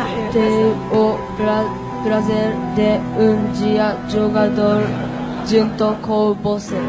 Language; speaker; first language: Portuguese; non-native, learner; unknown